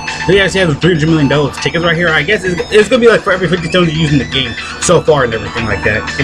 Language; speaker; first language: English; native; English